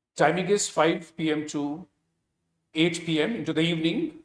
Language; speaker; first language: English; non-native, local second language; Punjabi